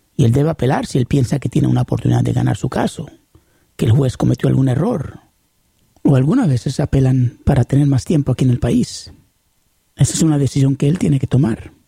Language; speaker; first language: Spanish; early bilingual, heritage; Spanish